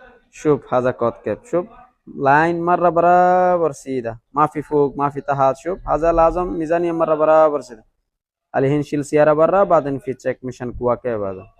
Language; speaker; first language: Arabic; non-native, learner; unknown